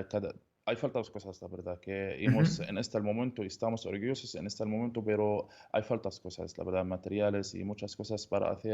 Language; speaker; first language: Spanish; non-native, learner; Arabic